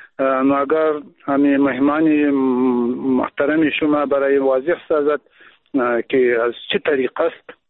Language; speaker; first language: Persian; non-native, local second language; Pashto